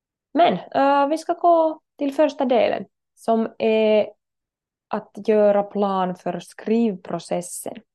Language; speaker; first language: Swedish; non-native, learner; Finnish